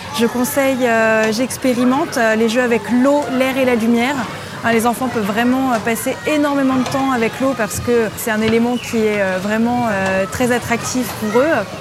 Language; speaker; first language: French; native; French